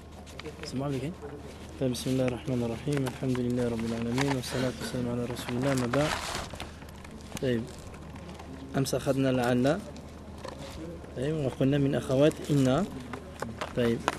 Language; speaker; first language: Arabic; non-native, fluent; French